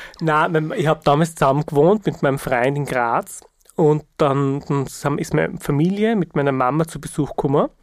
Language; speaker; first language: German; early bilingual, other home language; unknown